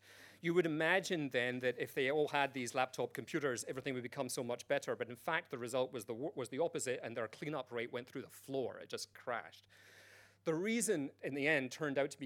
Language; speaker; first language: English; native; English